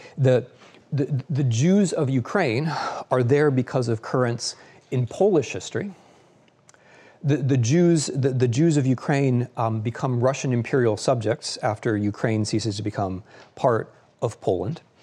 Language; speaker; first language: English; native; English